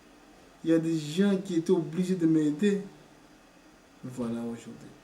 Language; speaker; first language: French; non-native, local second language; Lingala